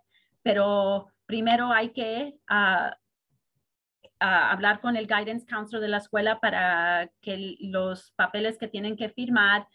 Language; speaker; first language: Spanish; early bilingual, heritage; Spanish